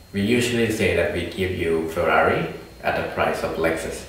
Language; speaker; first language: English; non-native, fluent; Thai